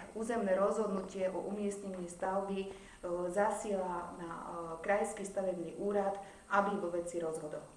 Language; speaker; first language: Slovak; native; Slovak